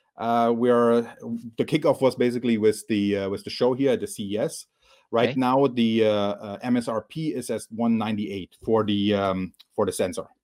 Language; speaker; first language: English; non-native, fluent; German